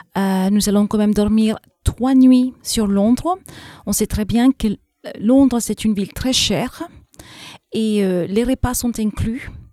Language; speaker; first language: French; non-native, fluent; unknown